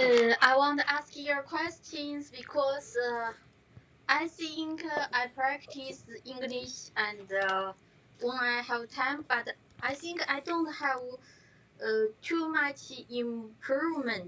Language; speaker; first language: English; non-native, learner; Chinese